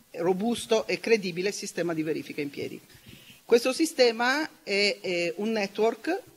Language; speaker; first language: Italian; native; Italian